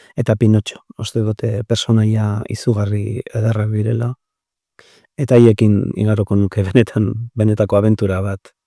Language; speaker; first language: Basque; native; Basque